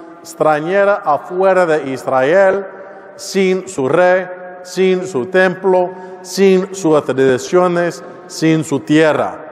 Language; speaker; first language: Spanish; non-native, learner; English